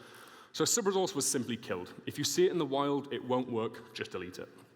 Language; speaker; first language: English; native; English